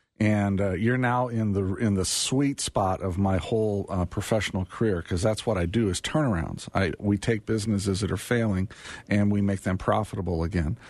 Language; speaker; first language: English; native; English